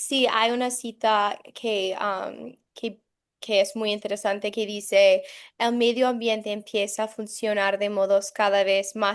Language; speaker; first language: Spanish; non-native, fluent; English